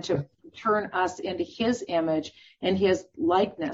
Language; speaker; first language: English; native; English